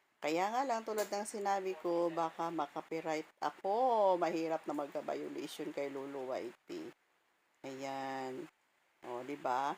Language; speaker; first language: Filipino; non-native, local second language; Cebuano